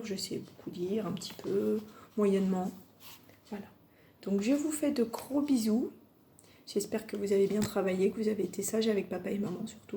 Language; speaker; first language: French; native; French